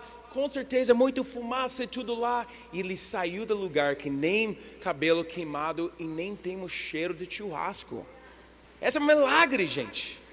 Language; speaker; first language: Portuguese; non-native, learner; English